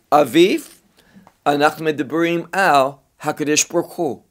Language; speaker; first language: Hebrew; non-native, fluent; English